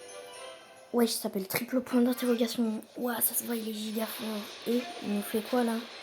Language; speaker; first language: French; native; French